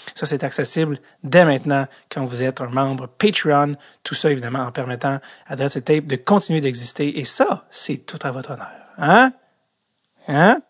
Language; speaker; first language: French; native; French